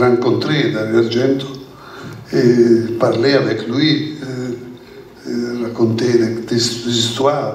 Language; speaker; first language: French; non-native, learner; Italian